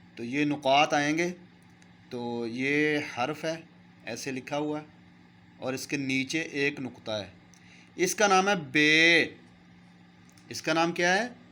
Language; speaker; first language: Urdu; non-native, local second language; Punjabi